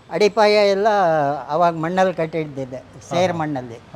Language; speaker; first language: Kannada; non-native, local second language; Telugu